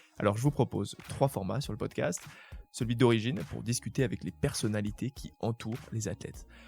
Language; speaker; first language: French; native; French